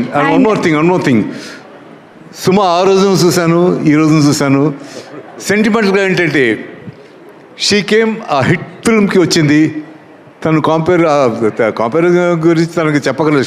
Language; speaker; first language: Telugu; native; Telugu